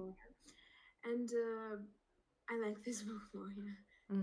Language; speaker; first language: English; non-native, learner; Russian